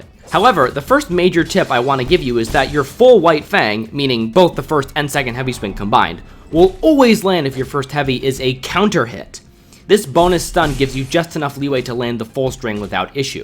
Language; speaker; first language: English; native; English